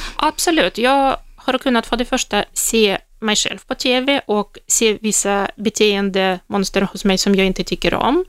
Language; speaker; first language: Swedish; non-native, fluent; Russian